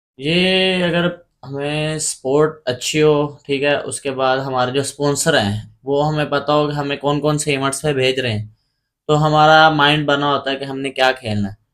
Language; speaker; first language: Urdu; non-native, local second language; Punjabi